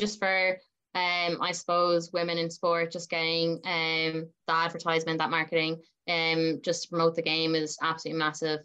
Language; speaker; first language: English; native; English